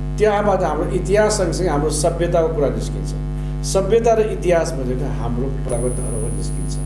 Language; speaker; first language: Nepali; non-native, local second language; Limburgish